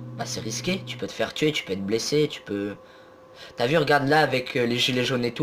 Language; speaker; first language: French; native; French